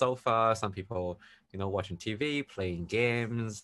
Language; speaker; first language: English; non-native, fluent; Chinese